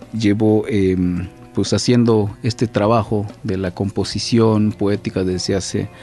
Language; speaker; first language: Spanish; native; Spanish